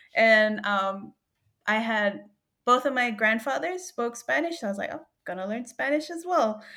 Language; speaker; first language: English; native; English